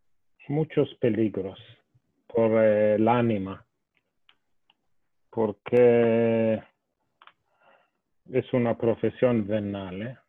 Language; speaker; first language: Spanish; non-native, fluent; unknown